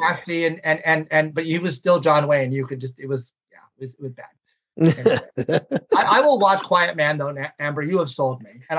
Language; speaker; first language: English; native; English